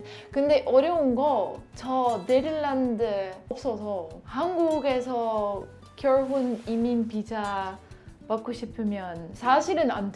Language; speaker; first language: Korean; non-native, learner; Dutch